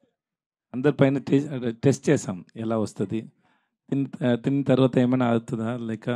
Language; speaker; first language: Telugu; non-native, learner; Tamil